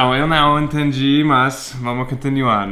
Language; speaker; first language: Portuguese; non-native, fluent; English